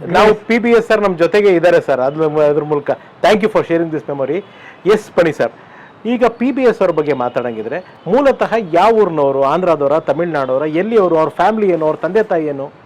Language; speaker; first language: Kannada; native; Kannada